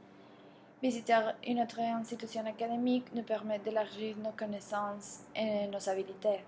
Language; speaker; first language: French; non-native, learner; Spanish